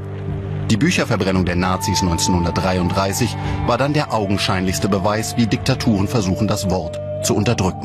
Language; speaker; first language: German; native; German